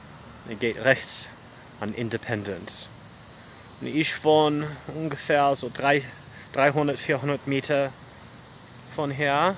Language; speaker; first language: German; non-native, fluent; English